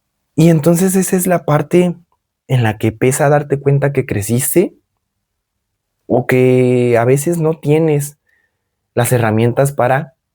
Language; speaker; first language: Spanish; native; Spanish